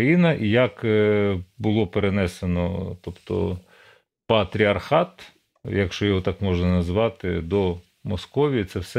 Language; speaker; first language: Ukrainian; native; Ukrainian